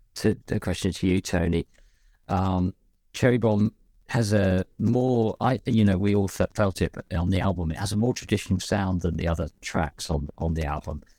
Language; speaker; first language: English; native; English